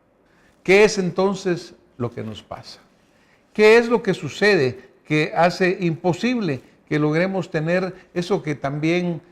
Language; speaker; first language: Spanish; native; Spanish